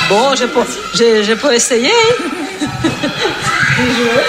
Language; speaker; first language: French; native; French